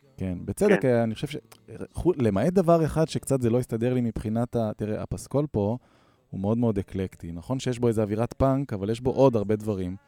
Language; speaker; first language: Hebrew; native; Hebrew